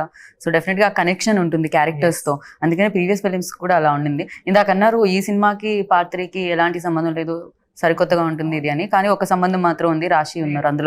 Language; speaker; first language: Telugu; native; Telugu